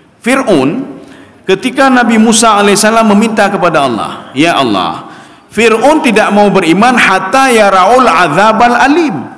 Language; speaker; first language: Malay; non-native, local second language; Achinese